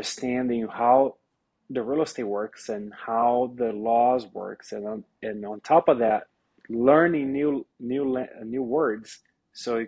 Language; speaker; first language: English; non-native, fluent; Portuguese